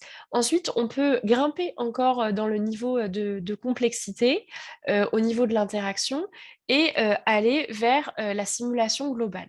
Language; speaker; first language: French; native; French